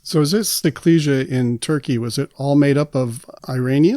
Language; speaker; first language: English; native; English